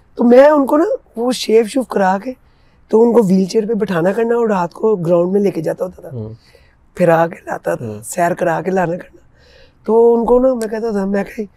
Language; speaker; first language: Urdu; non-native, local second language; Punjabi